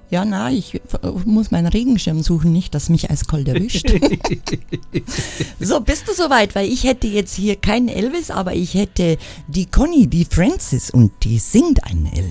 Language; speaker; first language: German; native; German